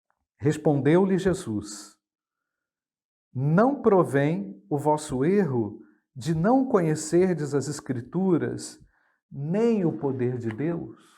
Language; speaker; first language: Portuguese; native; Portuguese